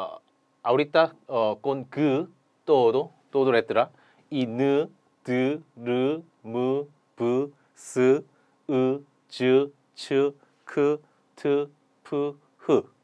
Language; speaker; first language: Spanish; non-native, learner; Korean